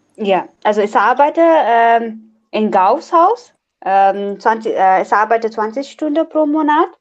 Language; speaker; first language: German; non-native, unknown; Nepali